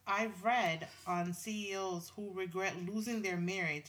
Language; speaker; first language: English; non-native, local second language; Swahili